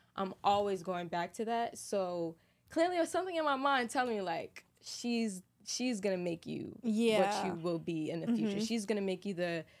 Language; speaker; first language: English; native; English